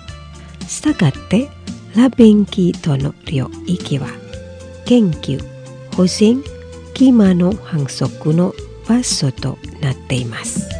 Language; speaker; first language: Japanese; non-native, fluent; Indonesian